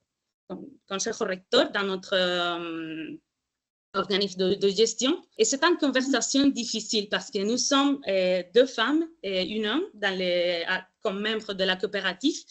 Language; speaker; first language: French; non-native, fluent; Spanish